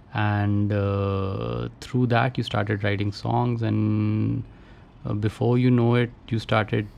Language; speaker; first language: English; non-native, local second language; Hindi